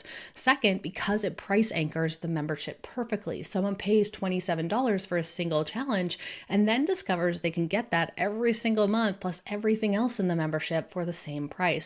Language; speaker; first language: English; native; English